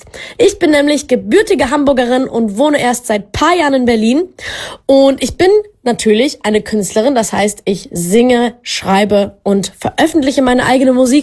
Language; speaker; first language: German; native; German